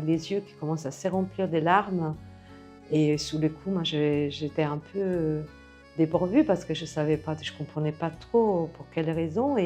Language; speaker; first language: French; non-native, fluent; Italian